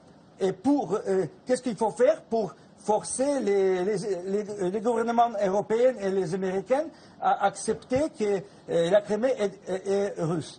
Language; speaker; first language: French; non-native, fluent; Russian